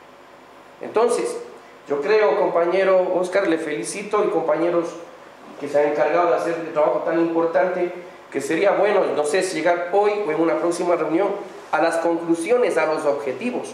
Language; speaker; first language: Spanish; native; Spanish